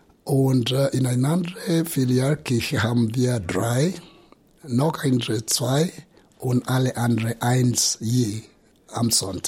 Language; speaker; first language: German; non-native, fluent; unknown